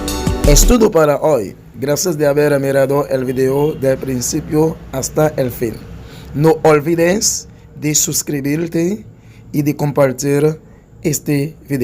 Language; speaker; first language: Spanish; non-native, local second language; Haitian Creole